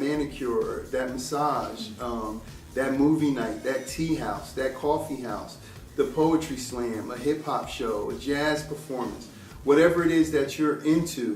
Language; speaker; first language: English; native; English